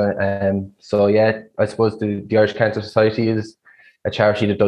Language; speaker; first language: English; native; English